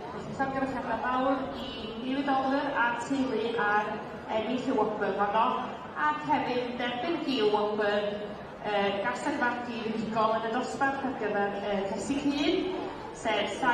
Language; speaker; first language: Welsh; native; Welsh